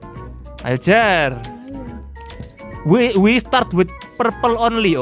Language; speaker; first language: English; non-native, local second language; Indonesian